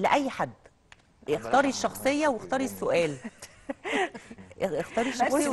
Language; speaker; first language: Arabic; native; Arabic